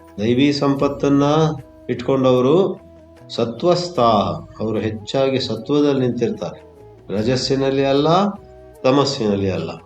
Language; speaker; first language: Kannada; native; Kannada